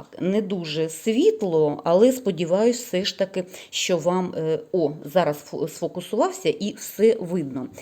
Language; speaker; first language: Ukrainian; non-native, local second language; Russian